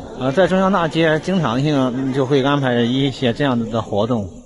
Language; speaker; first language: Chinese; native; Chinese